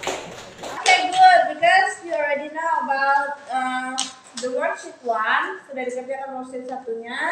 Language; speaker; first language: English; non-native, learner; Indonesian